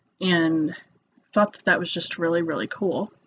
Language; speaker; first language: English; native; English